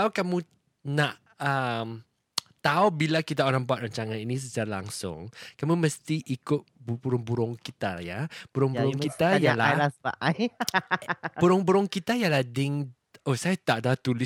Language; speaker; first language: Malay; non-native, local second language; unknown